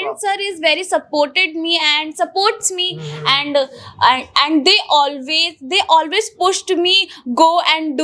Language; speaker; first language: English; non-native, learner; Hindi